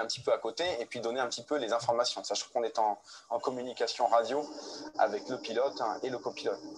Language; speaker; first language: French; native; French